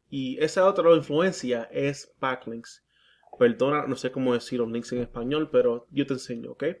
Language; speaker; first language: Spanish; early bilingual, heritage; Spanish